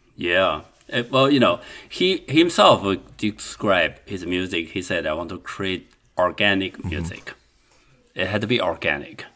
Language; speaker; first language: English; non-native, fluent; Chinese